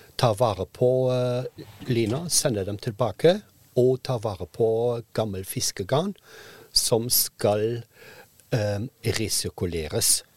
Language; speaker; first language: Norwegian; non-native, fluent; German